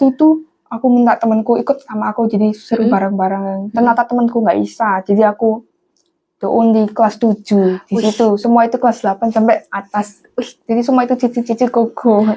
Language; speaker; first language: Indonesian; non-native, local second language; English